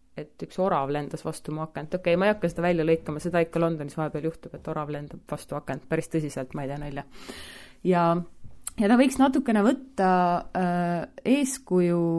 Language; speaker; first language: Estonian; native; Estonian